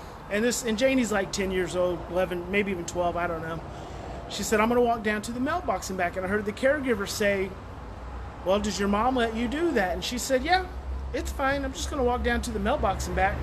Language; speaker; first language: English; native; English